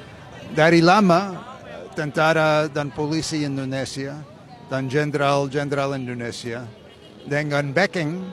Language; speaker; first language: Indonesian; non-native, fluent; English